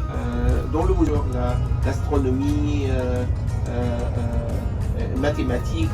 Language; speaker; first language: French; non-native, fluent; Arabic